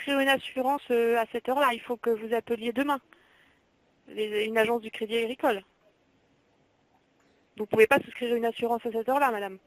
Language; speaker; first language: French; native; French